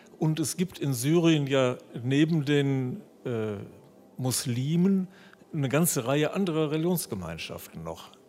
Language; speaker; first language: German; native; German